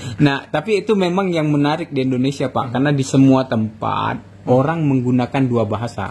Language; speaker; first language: Indonesian; native; Indonesian